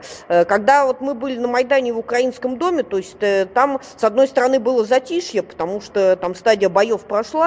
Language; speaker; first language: Russian; native; Russian